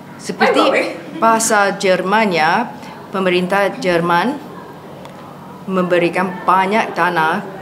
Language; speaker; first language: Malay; non-native, fluent; English